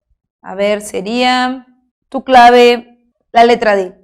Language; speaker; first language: Spanish; native; Spanish